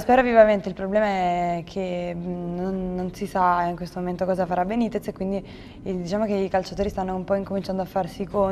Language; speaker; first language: Italian; native; Italian